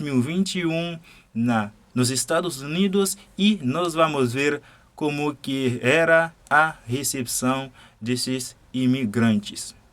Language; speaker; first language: Portuguese; non-native, fluent; Haitian Creole